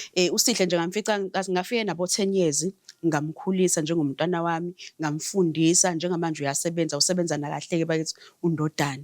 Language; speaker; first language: Zulu; native; Zulu